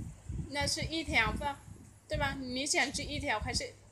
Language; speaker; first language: Chinese; non-native, learner; Vietnamese